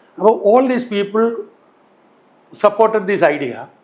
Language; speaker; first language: English; non-native, local second language; Malayalam